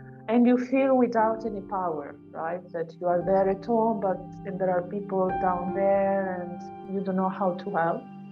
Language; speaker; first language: English; non-native, fluent; Italian